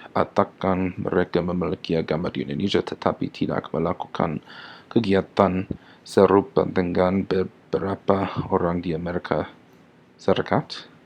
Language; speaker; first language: Indonesian; non-native, learner; English